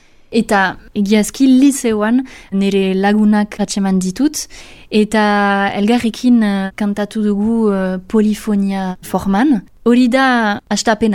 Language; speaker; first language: Basque; non-native, local second language; French